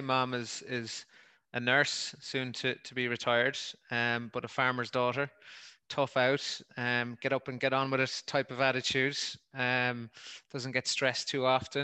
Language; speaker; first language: English; native; English